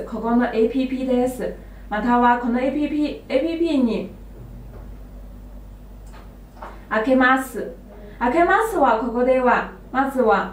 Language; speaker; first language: Japanese; non-native, learner; Chinese